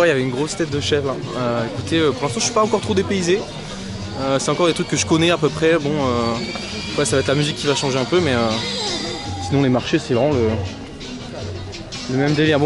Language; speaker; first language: French; native; French